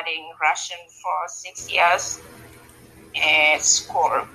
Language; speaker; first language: English; non-native, learner; Vietnamese